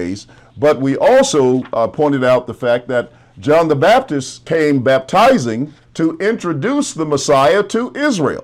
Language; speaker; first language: English; native; English